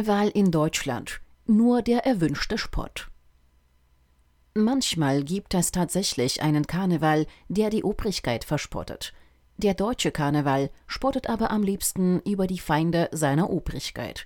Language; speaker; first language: German; native; German